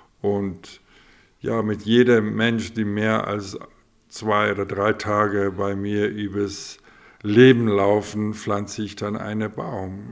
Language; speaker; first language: German; non-native, local second language; Afrikaans